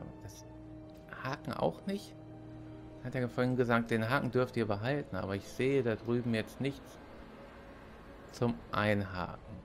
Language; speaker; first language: German; native; German